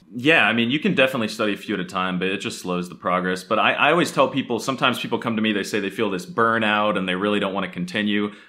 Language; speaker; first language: English; native; English